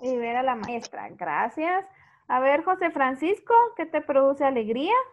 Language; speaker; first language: Spanish; native; Spanish